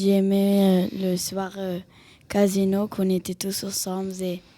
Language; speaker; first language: French; early bilingual, heritage; French